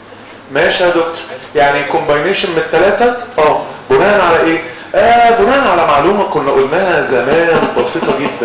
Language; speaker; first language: Arabic; native; Arabic